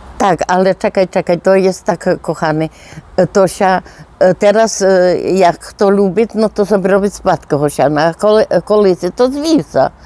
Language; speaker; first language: Polish; non-native, local second language; Rusyn